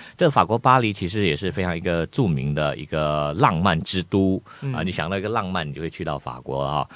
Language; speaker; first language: Chinese; native; Chinese